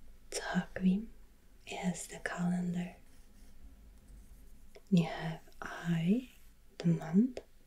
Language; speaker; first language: English; non-native, fluent; German